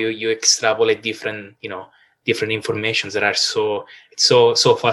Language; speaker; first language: English; non-native, fluent; Italian